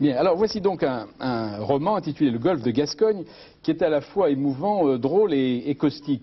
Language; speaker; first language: French; native; French